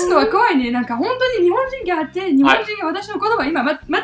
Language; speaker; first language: Japanese; non-native, fluent; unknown